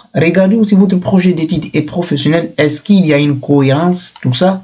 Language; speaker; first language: French; non-native, local second language; Fula